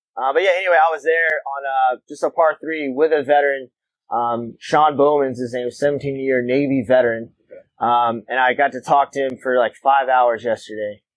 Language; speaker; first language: English; native; English